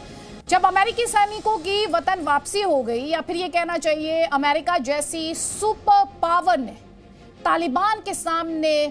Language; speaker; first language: Hindi; native; Hindi